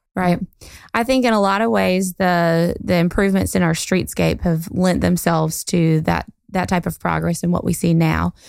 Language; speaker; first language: English; native; English